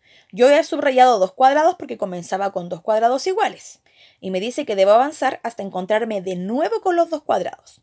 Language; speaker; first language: Spanish; native; Spanish